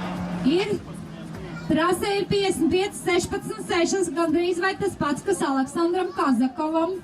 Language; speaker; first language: Latvian; native; Latvian